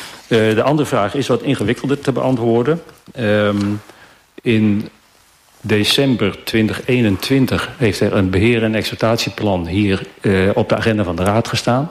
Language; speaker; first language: Dutch; native; Dutch